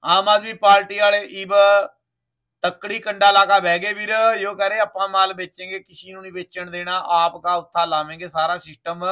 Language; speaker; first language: Hindi; non-native, local second language; Punjabi